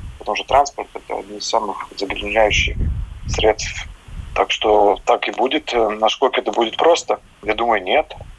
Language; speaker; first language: Russian; non-native, local second language; Latvian